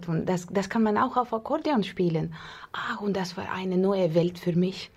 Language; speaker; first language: German; non-native, fluent; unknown